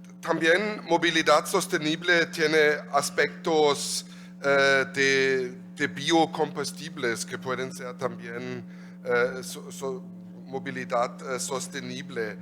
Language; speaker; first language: Spanish; non-native, learner; German